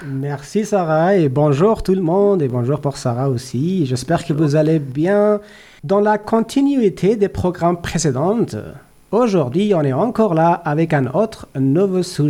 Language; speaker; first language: French; non-native, learner; Persian